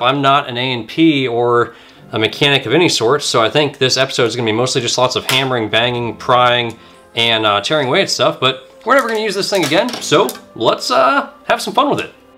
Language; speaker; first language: English; native; English